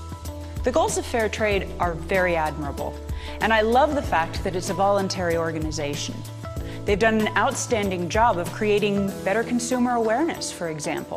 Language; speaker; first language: English; native; English